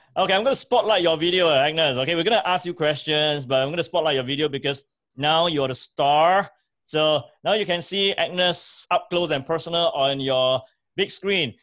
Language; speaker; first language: English; native; English